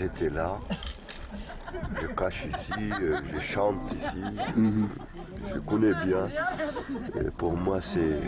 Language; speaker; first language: French; non-native, learner; Tamasheq